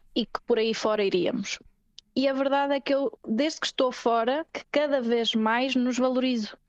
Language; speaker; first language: Portuguese; native; Portuguese